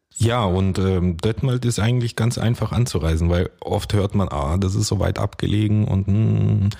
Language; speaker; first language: German; early bilingual, other home language; Russian